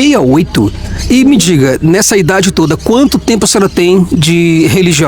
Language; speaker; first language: Portuguese; native; Portuguese